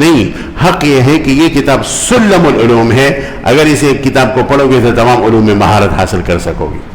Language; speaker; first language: Urdu; non-native, local second language; Pashto